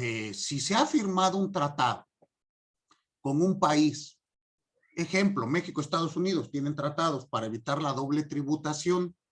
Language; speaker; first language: Spanish; native; Spanish